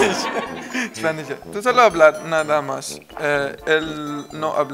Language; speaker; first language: Spanish; non-native, learner; Punjabi